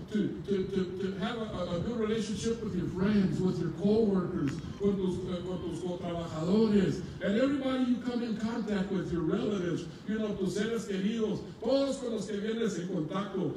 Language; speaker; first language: English; early bilingual, other home language; Spanish